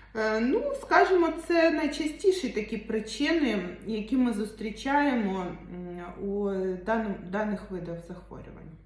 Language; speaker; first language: Ukrainian; non-native, local second language; Russian